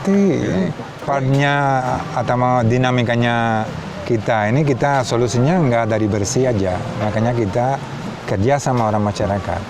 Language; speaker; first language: Indonesian; non-native, fluent; Spanish